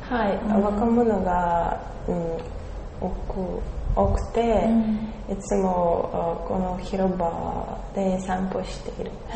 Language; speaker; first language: Japanese; non-native, learner; Russian